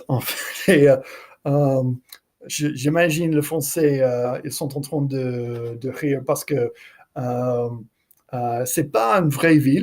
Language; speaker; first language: French; non-native, learner; English